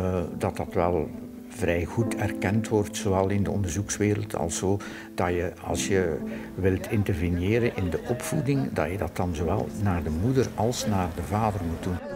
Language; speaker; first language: Dutch; native; Dutch